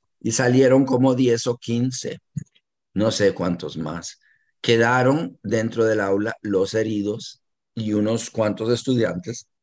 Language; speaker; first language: Spanish; native; Spanish